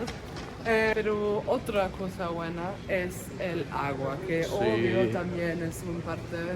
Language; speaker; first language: Spanish; non-native, fluent; German